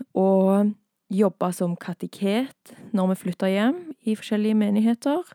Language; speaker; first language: Norwegian; native; Norwegian